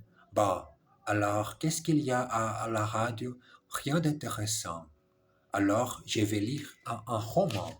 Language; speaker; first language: French; non-native, learner; English